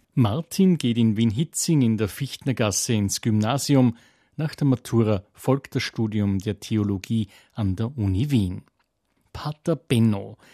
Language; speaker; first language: German; native; German